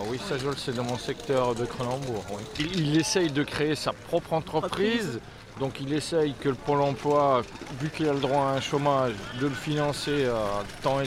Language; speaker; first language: French; native; French